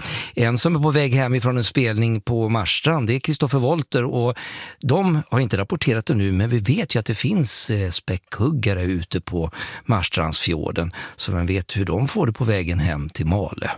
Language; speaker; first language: Swedish; native; Swedish